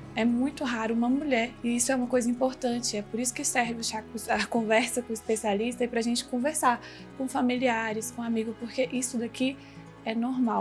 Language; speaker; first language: Portuguese; native; Portuguese